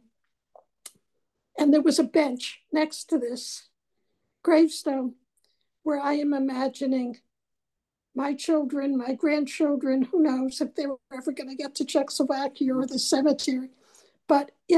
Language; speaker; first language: English; native; English